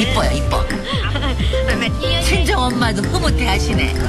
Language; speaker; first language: Korean; native; Korean